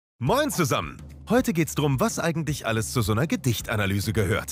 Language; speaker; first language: German; native; German